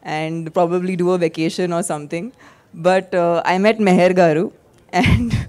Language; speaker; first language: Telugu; non-native, fluent; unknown